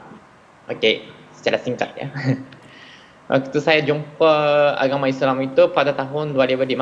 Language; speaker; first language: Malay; non-native, fluent; Japanese